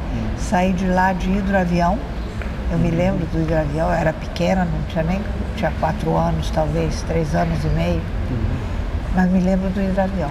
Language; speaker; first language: Portuguese; early bilingual, other home language; Italian